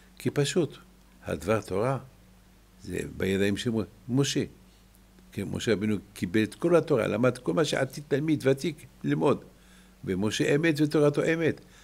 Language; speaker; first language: Hebrew; non-native, fluent; French